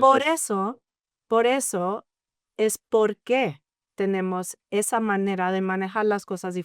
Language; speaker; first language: Spanish; early bilingual, heritage; English